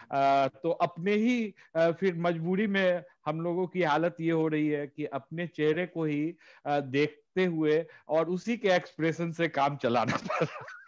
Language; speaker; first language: Hindi; native; Hindi